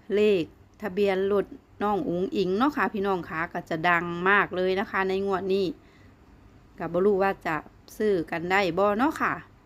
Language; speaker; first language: Thai; non-native, local second language; Northeastern Thai